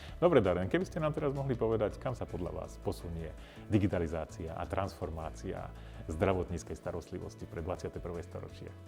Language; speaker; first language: Slovak; native; Slovak